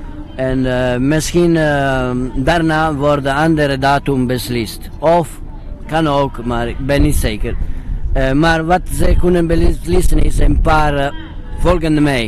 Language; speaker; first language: Dutch; non-native, learner; Italian